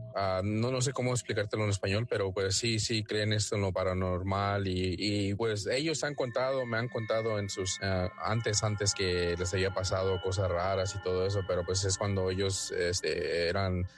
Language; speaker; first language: Spanish; early bilingual, heritage; Spanish